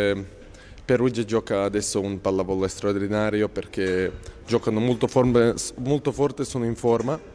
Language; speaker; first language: Italian; non-native, fluent; Serbian